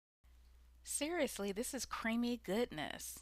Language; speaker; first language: English; native; English